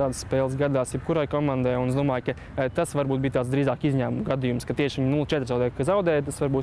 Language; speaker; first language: Latvian; native; Latvian